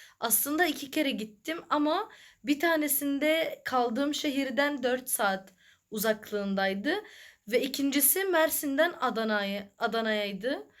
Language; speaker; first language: Turkish; early bilingual, other home language; Arabic